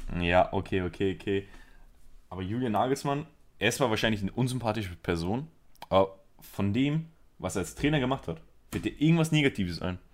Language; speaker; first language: German; early bilingual, other home language; Spanish